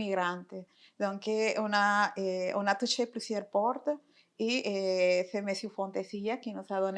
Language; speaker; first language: French; non-native, fluent; Spanish